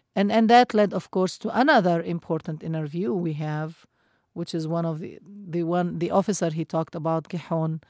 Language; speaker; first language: English; non-native, fluent; Arabic